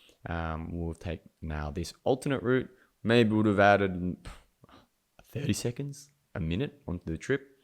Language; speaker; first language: English; native; English